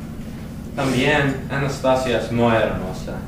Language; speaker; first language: Spanish; non-native, learner; English